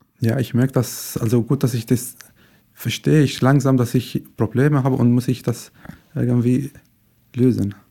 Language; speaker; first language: German; non-native, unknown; Arabic